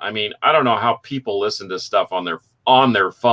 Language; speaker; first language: English; native; English